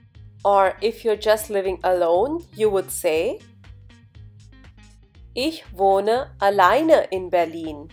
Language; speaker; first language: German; non-native, fluent; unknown